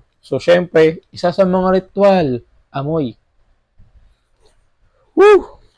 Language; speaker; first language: Filipino; native; Filipino